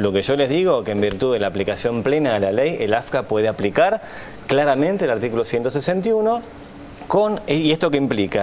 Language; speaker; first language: Spanish; native; Spanish